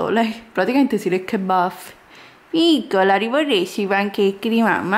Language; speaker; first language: Italian; native; Italian